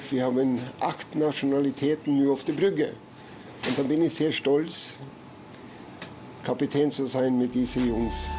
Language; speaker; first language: German; non-native, fluent; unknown